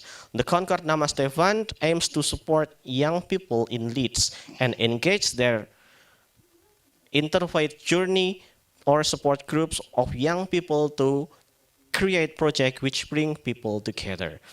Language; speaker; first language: English; non-native, fluent; Indonesian